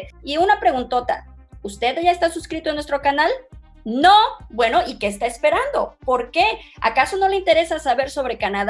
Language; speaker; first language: Spanish; native; Spanish